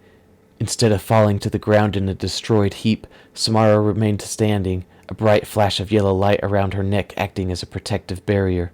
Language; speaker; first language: English; native; English